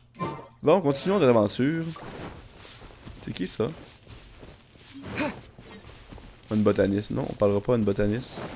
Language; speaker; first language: French; native; French